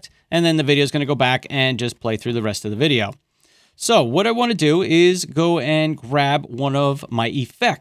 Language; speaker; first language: English; native; English